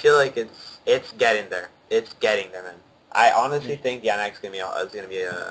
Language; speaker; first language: English; native; English